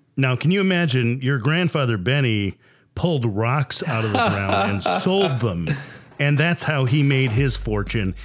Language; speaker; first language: English; native; English